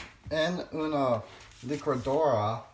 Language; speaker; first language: Spanish; non-native, learner; English